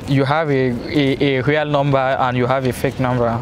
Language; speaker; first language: English; non-native, learner; French